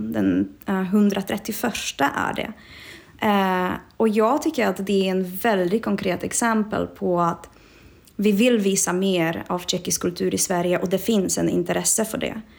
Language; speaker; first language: Swedish; non-native, fluent; Czech